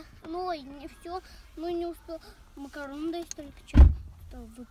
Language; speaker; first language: Russian; early bilingual, heritage; Russian